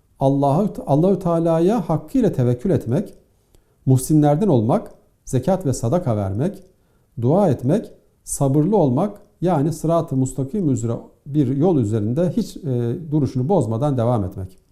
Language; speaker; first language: Turkish; native; Turkish